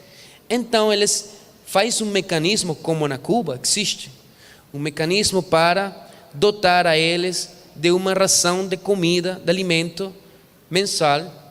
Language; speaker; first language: Portuguese; non-native, fluent; Spanish